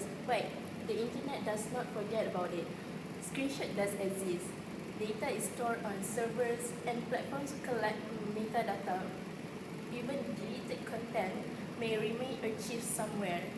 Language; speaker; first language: English; non-native, local second language; Malay